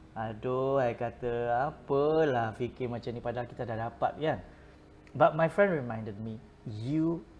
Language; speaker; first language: Malay; early bilingual, other home language; Filipino